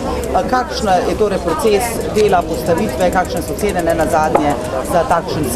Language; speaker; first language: Slovenian; native; Slovenian